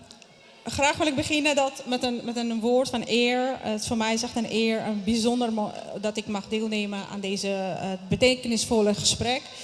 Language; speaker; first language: Dutch; non-native, fluent; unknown